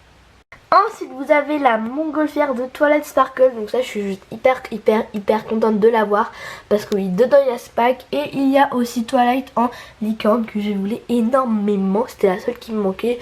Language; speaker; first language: French; native; French